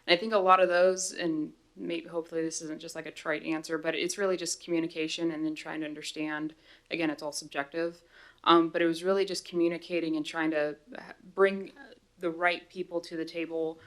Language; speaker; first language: English; native; English